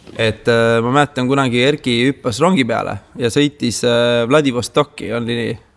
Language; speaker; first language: Estonian; native; Estonian